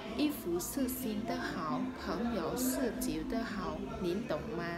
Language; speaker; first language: Chinese; non-native, learner; Khmer